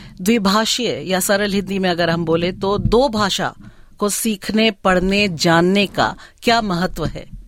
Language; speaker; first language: Hindi; native; Hindi